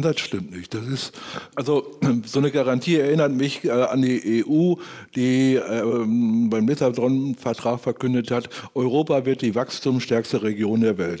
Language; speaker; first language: German; native; German